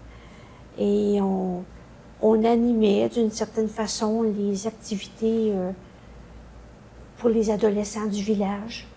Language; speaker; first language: French; native; French